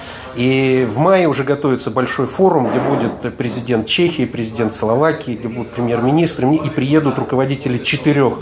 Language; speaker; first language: Russian; native; Russian